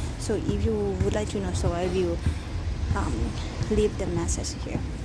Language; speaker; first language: English; non-native, learner; Thai